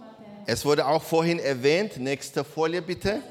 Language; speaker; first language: German; non-native, learner; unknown